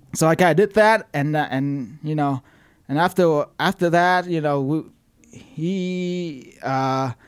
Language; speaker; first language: English; non-native, fluent; Vietnamese